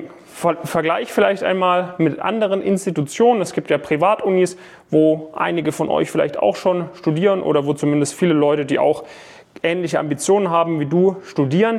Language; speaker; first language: German; native; German